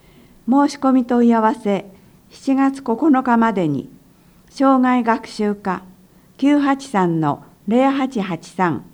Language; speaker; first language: Japanese; native; Japanese